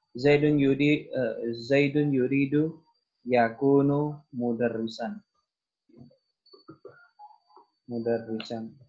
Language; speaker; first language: Arabic; non-native, fluent; Indonesian